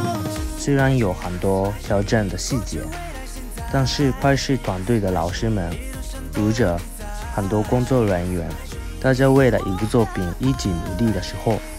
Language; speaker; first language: Chinese; non-native, fluent; Japanese